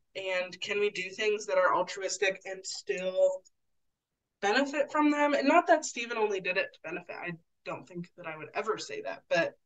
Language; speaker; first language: English; native; English